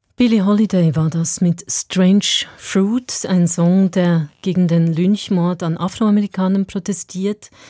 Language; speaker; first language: German; native; German